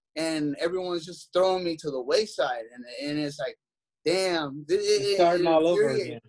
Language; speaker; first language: English; native; English